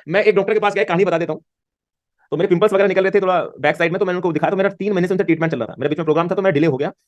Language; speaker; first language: Hindi; native; Hindi